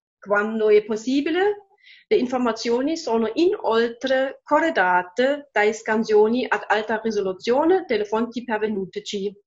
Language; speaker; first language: Italian; non-native, fluent; German